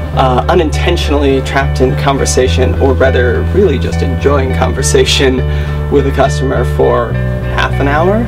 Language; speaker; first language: English; native; English